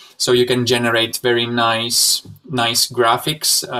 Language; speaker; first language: English; non-native, fluent; Italian